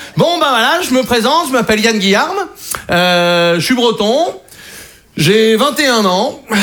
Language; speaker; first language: French; native; French